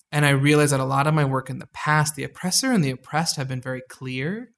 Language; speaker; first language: English; native; English